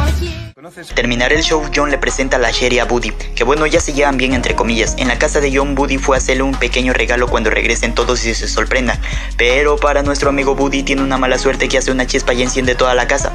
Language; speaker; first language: Spanish; native; Spanish